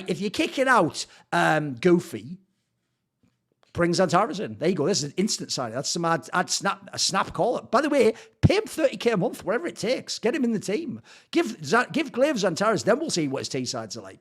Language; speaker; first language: English; native; English